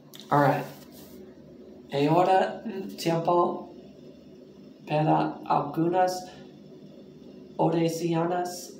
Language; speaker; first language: Spanish; non-native, learner; English